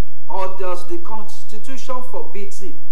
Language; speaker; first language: English; non-native, local second language; Yoruba